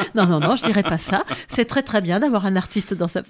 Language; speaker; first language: French; native; French